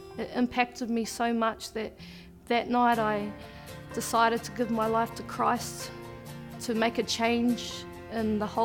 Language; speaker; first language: English; native; English